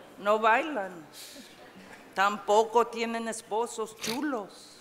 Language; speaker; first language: Spanish; non-native, fluent; English